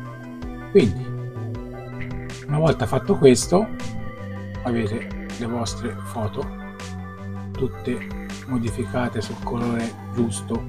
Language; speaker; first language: Italian; native; Italian